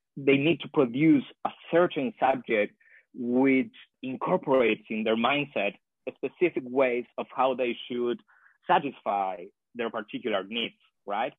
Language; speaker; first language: English; non-native, fluent; Spanish